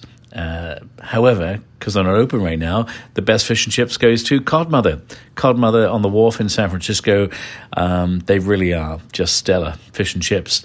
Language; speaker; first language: English; native; English